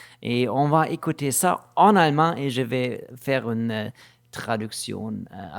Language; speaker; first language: French; non-native, fluent; German